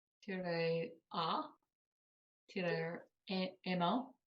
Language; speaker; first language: Italian; non-native, learner; English